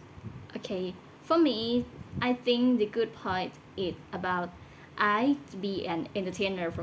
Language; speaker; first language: English; non-native, learner; Thai